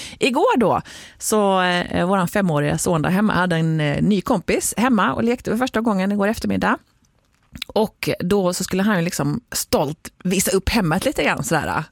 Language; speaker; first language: Swedish; native; Swedish